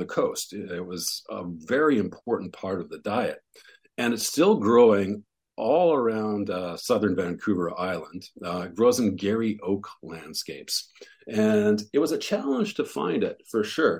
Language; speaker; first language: English; native; English